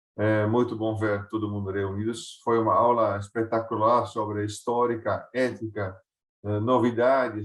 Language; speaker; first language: Portuguese; non-native, fluent; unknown